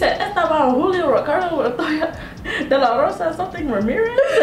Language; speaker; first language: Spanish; native; Spanish